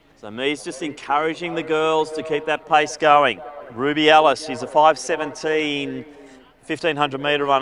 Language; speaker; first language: English; native; English